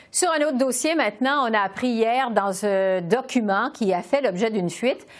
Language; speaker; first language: French; native; French